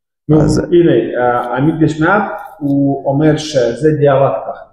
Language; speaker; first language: Hebrew; non-native, fluent; Russian